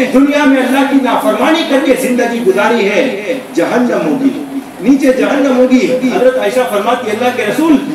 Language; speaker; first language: Hindi; non-native, local second language; Gujarati